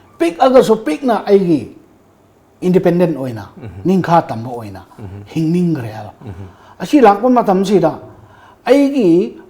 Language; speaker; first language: Manipuri; non-native, local second language; Rongmei Naga